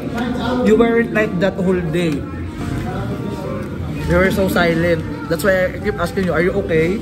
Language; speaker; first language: English; non-native, learner; Filipino